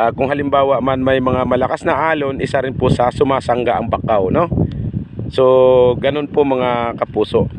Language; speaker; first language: Filipino; non-native, local second language; Cebuano